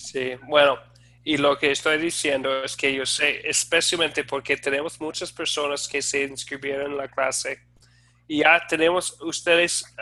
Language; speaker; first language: Spanish; non-native, fluent; English